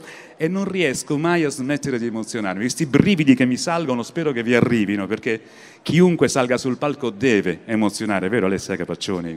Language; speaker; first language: Italian; native; Italian